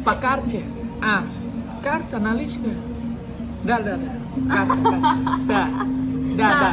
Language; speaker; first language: Russian; non-native, learner; Indonesian